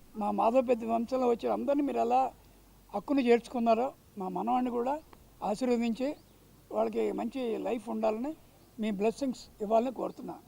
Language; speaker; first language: Telugu; native; Telugu